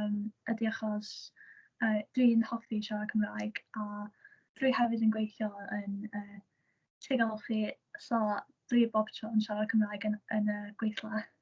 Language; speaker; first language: Welsh; non-native, local second language; English